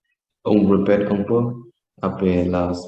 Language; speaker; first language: French; non-native, learner; Vietnamese